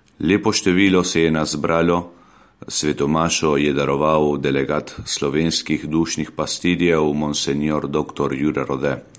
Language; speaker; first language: Slovenian; early bilingual, heritage; Slovenian